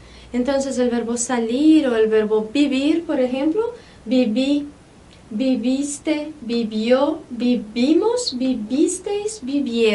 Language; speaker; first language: Spanish; non-native, fluent; Portuguese